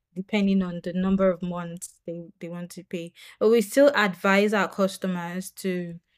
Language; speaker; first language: English; non-native, local second language; Yoruba